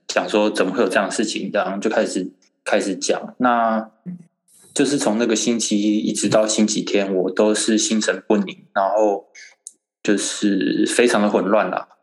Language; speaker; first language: Chinese; native; Chinese